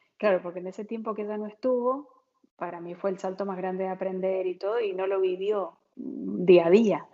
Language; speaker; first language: Spanish; native; Spanish